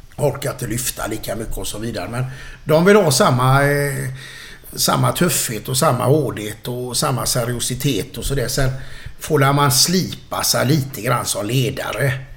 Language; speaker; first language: Swedish; native; Swedish